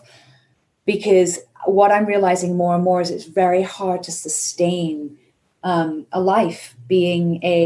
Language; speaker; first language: English; native; English